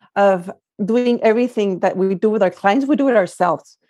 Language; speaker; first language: English; non-native, fluent; Spanish